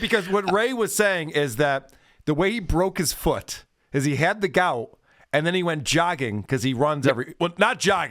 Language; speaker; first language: English; native; English